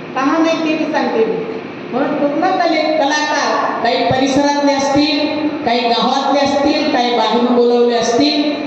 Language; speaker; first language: Marathi; non-native, local second language; Rajasthani